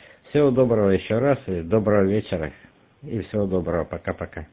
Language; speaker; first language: Russian; native; Russian